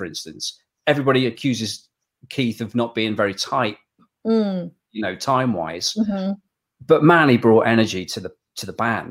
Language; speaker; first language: English; native; English